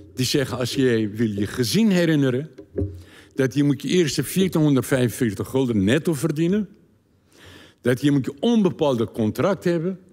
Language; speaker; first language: Dutch; non-native, learner; Turkish